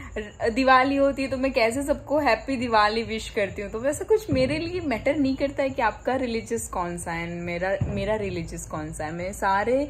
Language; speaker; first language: Hindi; non-native, local second language; Gujarati